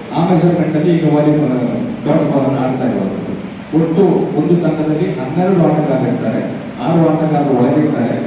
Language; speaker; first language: Kannada; native; Kannada